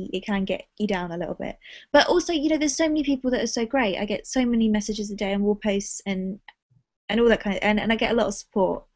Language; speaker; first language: English; native; English